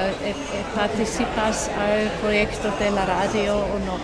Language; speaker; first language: Spanish; non-native, learner; German